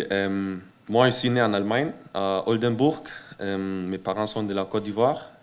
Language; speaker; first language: French; early bilingual, heritage; French